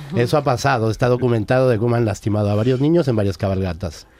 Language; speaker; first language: Spanish; native; Spanish